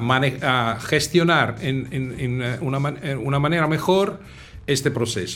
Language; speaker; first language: Spanish; non-native, fluent; Italian